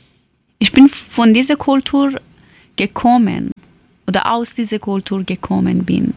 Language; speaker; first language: German; non-native, learner; Persian